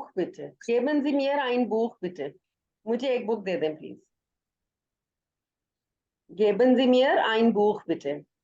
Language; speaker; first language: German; non-native, fluent; Hindi